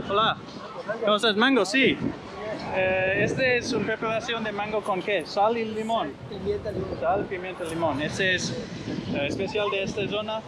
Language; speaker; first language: Spanish; non-native, learner; English